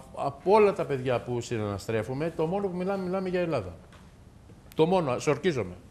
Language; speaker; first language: Greek; native; Greek